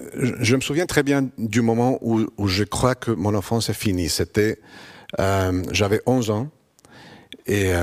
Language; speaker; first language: French; non-native, fluent; Spanish